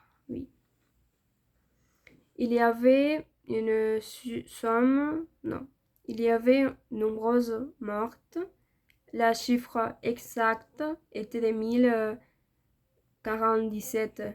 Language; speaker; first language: French; non-native, learner; Spanish